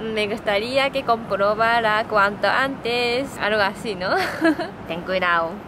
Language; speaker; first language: Spanish; non-native, fluent; Japanese